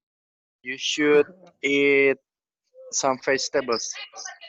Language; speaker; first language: English; non-native, learner; Indonesian